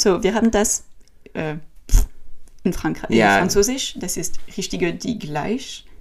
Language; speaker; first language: German; non-native, learner; French